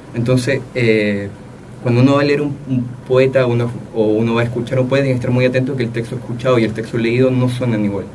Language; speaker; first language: Spanish; native; Spanish